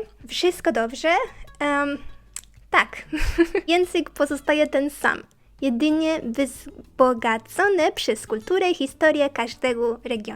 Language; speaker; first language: Polish; non-native, learner; Spanish